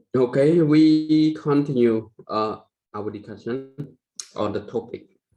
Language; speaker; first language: English; non-native, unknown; Khmer